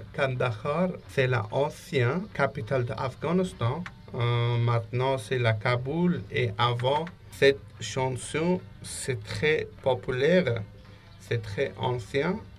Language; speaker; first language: French; non-native, learner; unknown